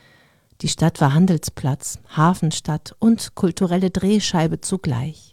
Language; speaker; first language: German; native; German